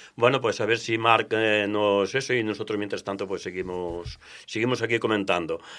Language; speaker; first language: Spanish; non-native, local second language; Galician